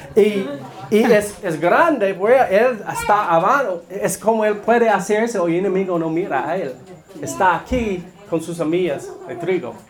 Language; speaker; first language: Spanish; non-native, learner; English